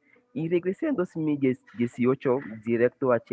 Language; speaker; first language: Spanish; non-native, fluent; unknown